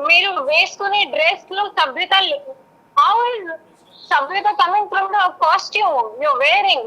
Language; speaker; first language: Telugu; non-native, local second language; Hindi